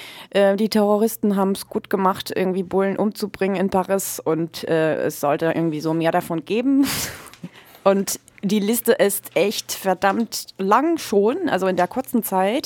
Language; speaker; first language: German; native; German